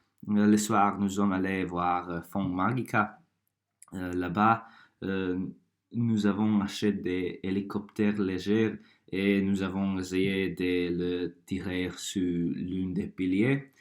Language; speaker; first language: French; non-native, learner; Croatian